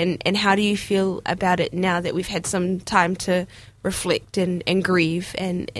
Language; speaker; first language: English; native; English